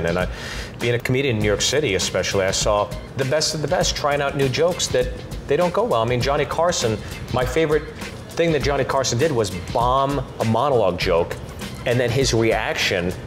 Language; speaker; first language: English; native; English